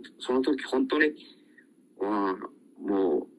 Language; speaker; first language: Japanese; non-native, learner; Korean